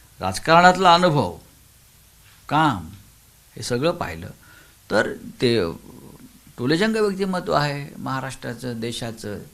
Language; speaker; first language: Marathi; native; Marathi